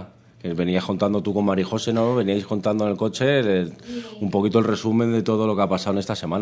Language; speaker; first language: Spanish; native; Spanish